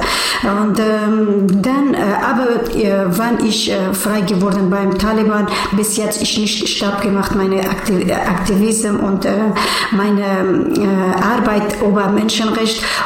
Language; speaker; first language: German; non-native, learner; Persian